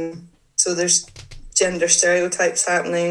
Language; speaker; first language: English; native; English